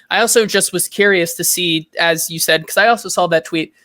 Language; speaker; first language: English; native; English